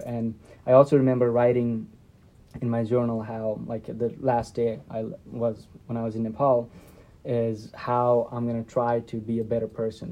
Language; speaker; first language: English; non-native, local second language; Nepali